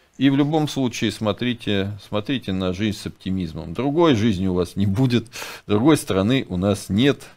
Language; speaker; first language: Russian; native; Russian